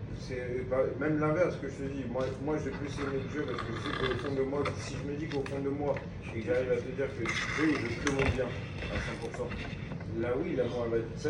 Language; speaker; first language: French; native; French